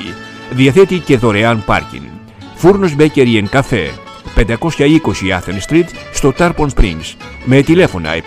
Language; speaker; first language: Greek; native; Greek